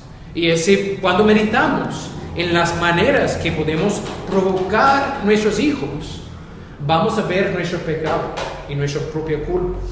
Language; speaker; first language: Spanish; non-native, fluent; English